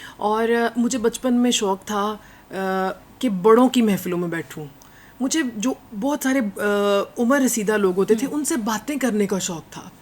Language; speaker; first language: Urdu; non-native, local second language; Punjabi